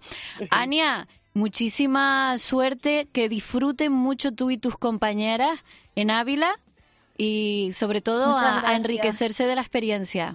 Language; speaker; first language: Spanish; native; Spanish